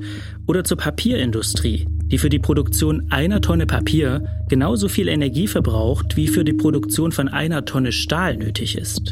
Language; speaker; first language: German; native; German